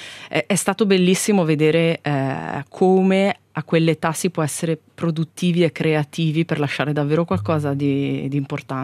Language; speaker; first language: Italian; native; Italian